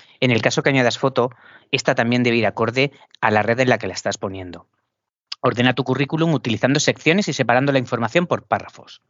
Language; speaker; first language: Spanish; native; Spanish